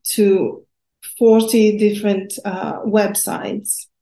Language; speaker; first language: English; non-native, fluent; Portuguese